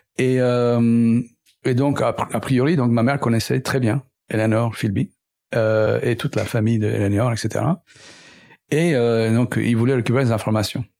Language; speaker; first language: French; native; French